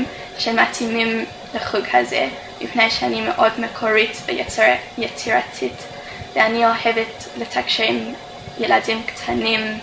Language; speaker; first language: Hebrew; non-native, fluent; English